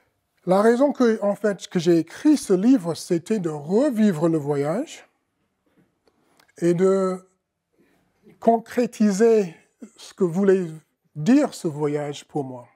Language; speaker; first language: French; non-native, fluent; English